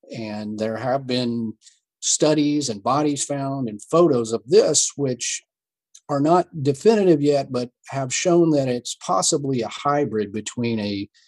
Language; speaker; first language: English; native; English